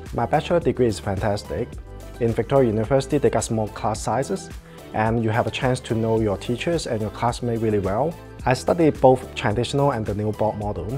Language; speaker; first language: English; non-native, local second language; Cantonese